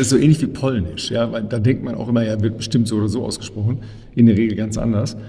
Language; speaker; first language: German; native; German